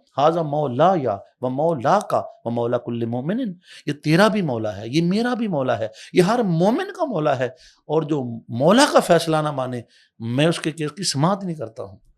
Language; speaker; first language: Urdu; native; Urdu